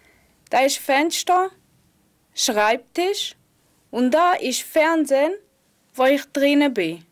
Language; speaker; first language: German; non-native, learner; Macedonian